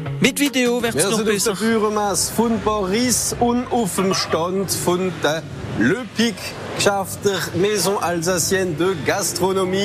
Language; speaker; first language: German; native; German